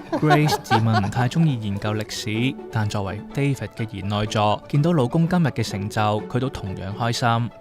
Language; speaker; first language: Cantonese; native; Cantonese